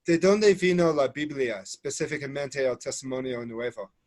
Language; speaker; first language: Spanish; non-native, fluent; English